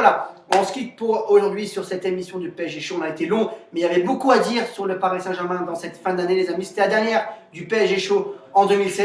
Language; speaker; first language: French; native; French